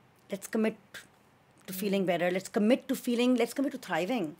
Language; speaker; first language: English; early bilingual, other home language; Hindi